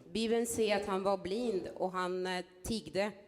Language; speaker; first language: Swedish; non-native, learner; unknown